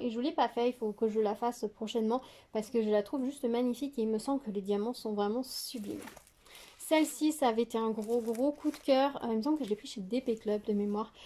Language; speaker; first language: French; native; French